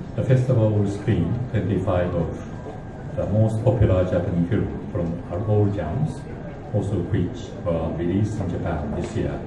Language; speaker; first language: English; non-native, fluent; Japanese